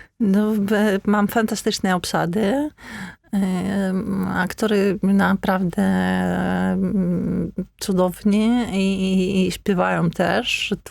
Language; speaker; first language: Polish; non-native, fluent; Ukrainian